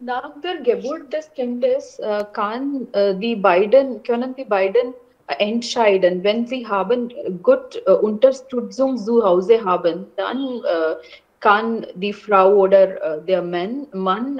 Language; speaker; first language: German; non-native, learner; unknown